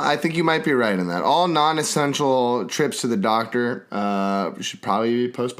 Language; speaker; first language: English; native; English